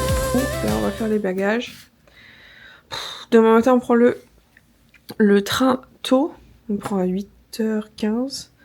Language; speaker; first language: French; native; French